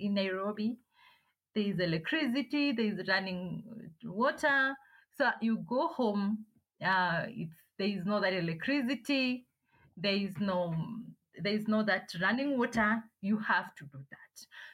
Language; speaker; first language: English; non-native, local second language; Masai